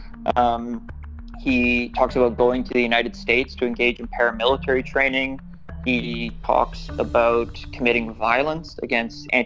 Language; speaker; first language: English; native; English